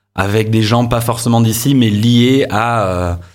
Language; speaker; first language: French; non-native, fluent; English